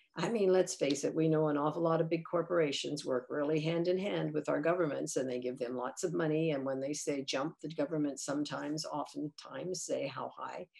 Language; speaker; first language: English; native; English